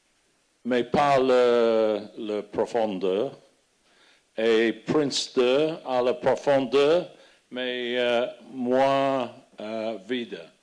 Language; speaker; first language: French; non-native, fluent; English